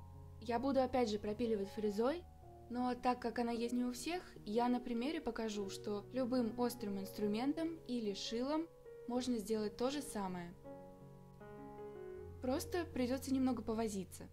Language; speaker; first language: Russian; native; Russian